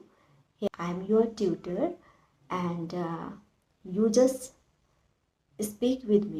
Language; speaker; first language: English; non-native, learner; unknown